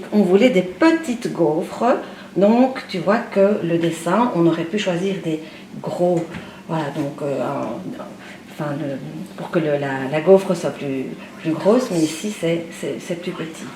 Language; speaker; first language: French; native; French